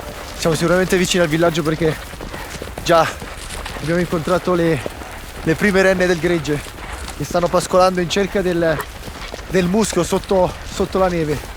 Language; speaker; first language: Italian; native; Italian